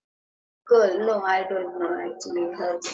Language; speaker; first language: English; non-native, learner; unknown